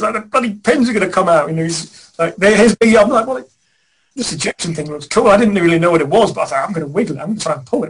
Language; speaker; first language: English; native; English